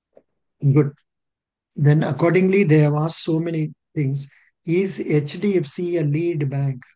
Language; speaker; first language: English; non-native, local second language; Telugu